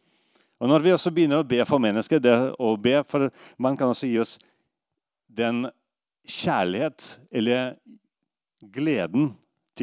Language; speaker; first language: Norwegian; non-native, fluent; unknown